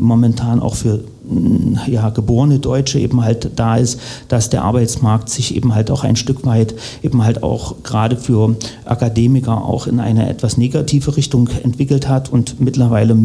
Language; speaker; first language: German; native; German